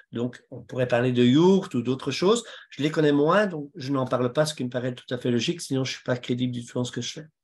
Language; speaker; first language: French; native; French